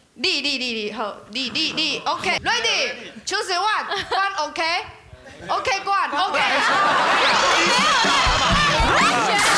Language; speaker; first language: Chinese; native; Chinese